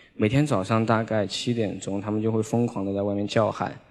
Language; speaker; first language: Chinese; native; Chinese